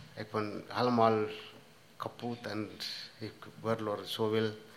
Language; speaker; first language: Dutch; non-native, learner; Tamil